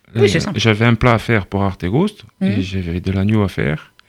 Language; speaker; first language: French; native; French